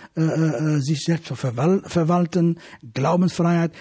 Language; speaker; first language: German; non-native, fluent; Arabic